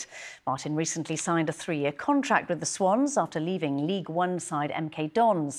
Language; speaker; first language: English; native; English